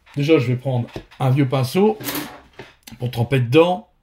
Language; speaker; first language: French; native; French